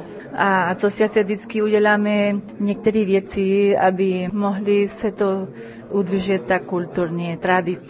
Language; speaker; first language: Czech; early bilingual, heritage; Spanish